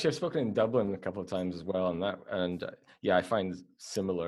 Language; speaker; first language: English; native; English